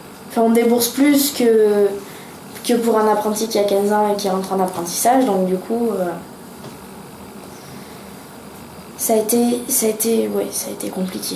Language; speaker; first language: French; native; French